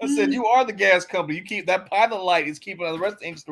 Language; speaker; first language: English; native; English